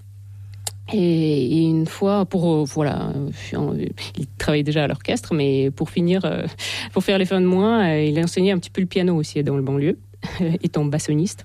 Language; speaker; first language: French; non-native, fluent; Russian